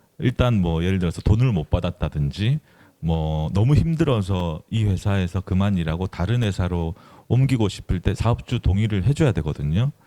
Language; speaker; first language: Korean; native; Korean